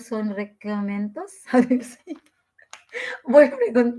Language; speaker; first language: Spanish; non-native, learner; Filipino